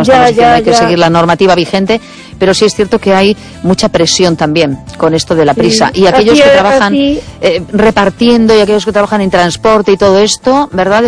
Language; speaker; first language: Spanish; native; Spanish